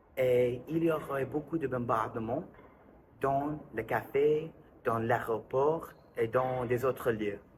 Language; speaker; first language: French; non-native, learner; English